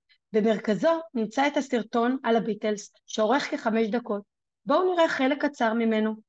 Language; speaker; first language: Hebrew; native; Hebrew